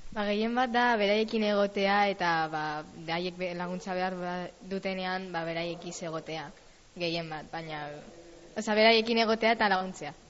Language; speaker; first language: Basque; non-native, local second language; Spanish